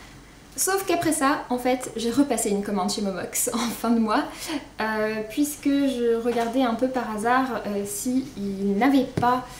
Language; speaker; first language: French; native; French